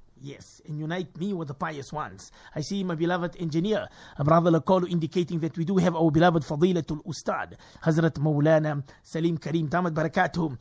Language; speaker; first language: English; native; English